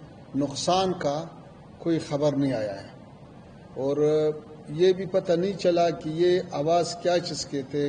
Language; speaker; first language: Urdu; non-native, fluent; Pashto